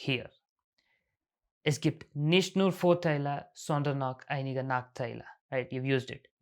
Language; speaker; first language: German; non-native, fluent; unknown